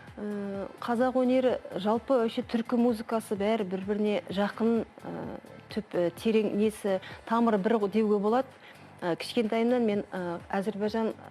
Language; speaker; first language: Kazakh; non-native, local second language; Russian